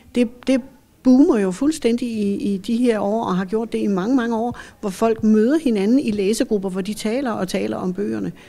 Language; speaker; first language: Danish; native; Danish